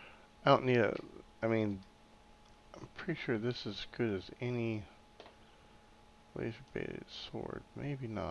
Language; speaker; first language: English; native; English